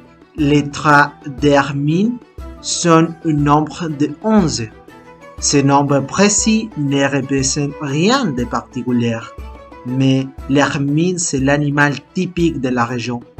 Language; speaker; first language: French; non-native, learner; Spanish